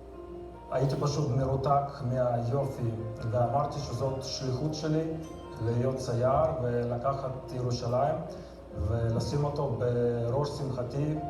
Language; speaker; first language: Hebrew; non-native, fluent; Russian